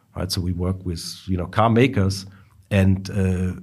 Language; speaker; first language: English; non-native, fluent; German